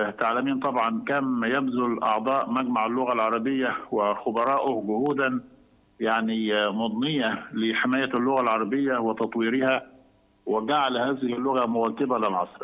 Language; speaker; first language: Arabic; native; Arabic